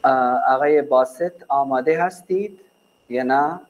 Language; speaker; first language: Persian; non-native, fluent; Urdu